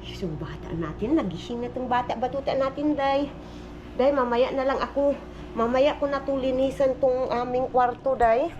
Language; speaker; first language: Filipino; non-native, local second language; Cebuano